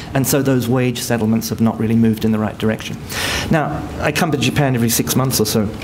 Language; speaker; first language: English; native; English